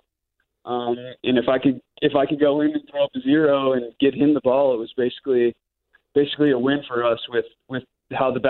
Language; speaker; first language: English; native; English